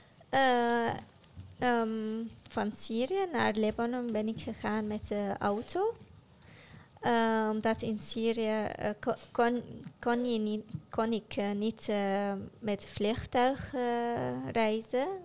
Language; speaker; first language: Dutch; non-native, fluent; Arabic